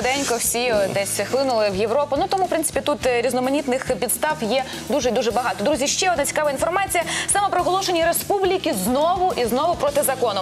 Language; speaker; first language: Ukrainian; native; Ukrainian